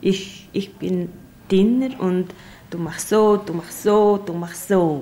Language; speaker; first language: German; non-native, learner; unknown